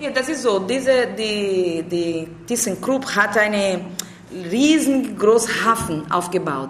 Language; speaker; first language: German; non-native, learner; Portuguese